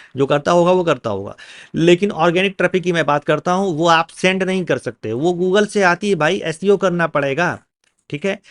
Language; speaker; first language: Hindi; native; Hindi